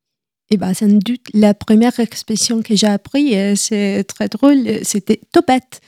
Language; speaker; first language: French; non-native, learner; Italian